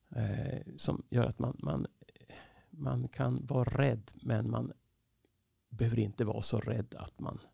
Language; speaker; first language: Swedish; native; Swedish